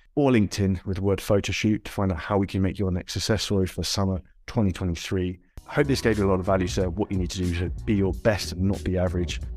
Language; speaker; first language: English; native; English